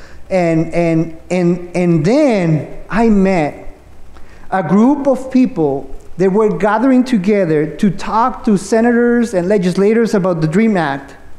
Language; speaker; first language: English; non-native, fluent; Spanish